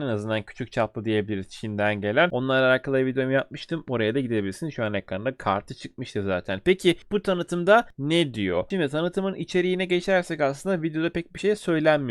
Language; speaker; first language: Turkish; native; Turkish